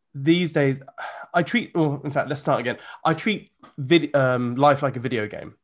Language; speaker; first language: English; native; English